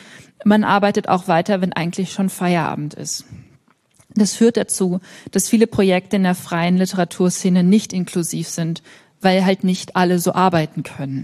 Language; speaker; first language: German; native; German